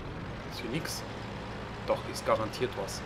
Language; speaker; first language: German; native; German